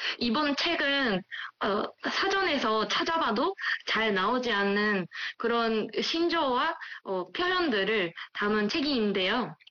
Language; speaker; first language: Korean; non-native, fluent; Japanese